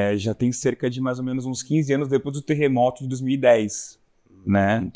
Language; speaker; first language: Portuguese; native; Portuguese